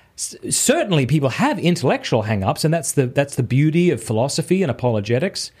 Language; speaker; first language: English; native; English